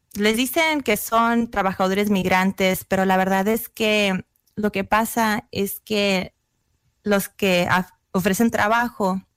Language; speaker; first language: Spanish; early bilingual, heritage; Spanish